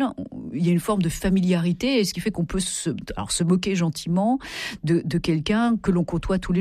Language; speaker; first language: French; native; French